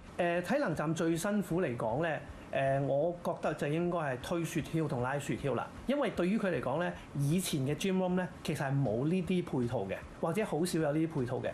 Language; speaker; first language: Cantonese; native; Cantonese